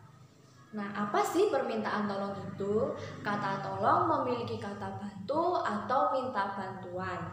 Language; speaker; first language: Indonesian; native; Indonesian